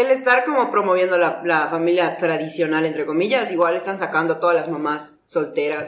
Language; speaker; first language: Spanish; native; Spanish